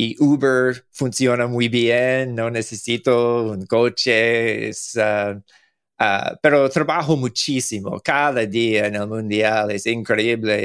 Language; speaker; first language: Spanish; non-native, learner; English